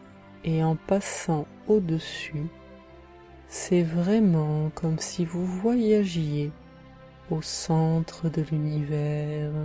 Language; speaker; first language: French; native; French